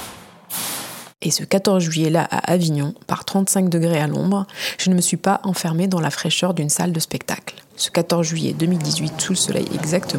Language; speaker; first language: French; non-native, fluent; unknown